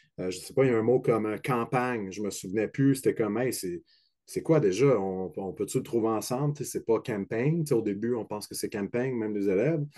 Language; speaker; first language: French; native; French